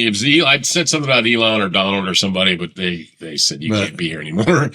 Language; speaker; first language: English; native; English